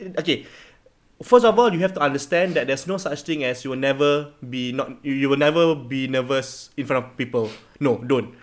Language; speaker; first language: English; non-native, local second language; Malay